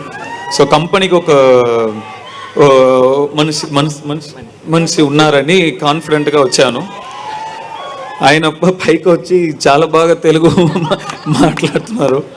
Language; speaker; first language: Telugu; non-native, learner; Tamil